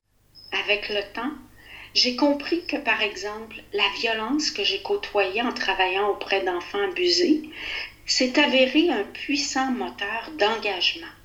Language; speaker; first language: French; native; French